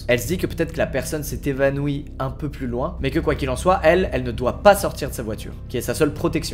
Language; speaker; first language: French; native; French